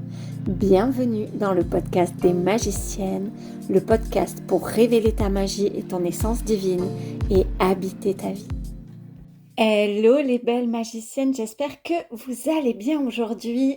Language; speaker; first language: French; native; French